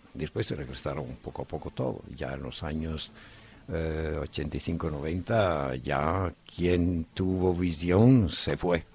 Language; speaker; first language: Spanish; non-native, fluent; Italian